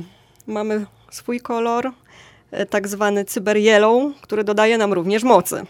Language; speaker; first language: Polish; native; Polish